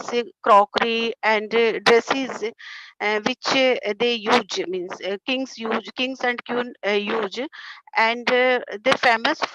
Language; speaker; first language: English; non-native, learner; Hindi